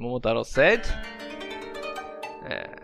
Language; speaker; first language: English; non-native, learner; Japanese